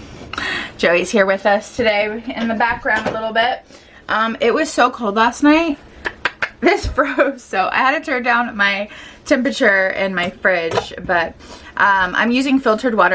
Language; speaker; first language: English; native; English